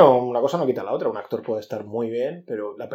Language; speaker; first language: Spanish; native; Spanish